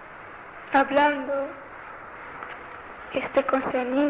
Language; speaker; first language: Spanish; non-native, learner; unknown